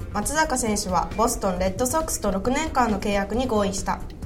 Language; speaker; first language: Japanese; native; Japanese